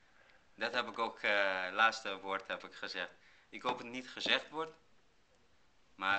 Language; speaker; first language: Dutch; non-native, learner; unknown